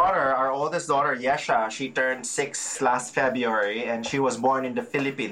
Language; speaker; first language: English; non-native, local second language; Filipino